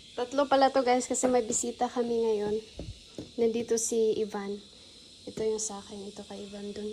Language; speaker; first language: Filipino; non-native, local second language; Cebuano